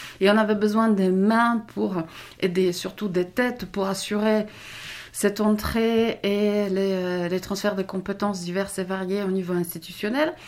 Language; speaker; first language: French; non-native, fluent; Polish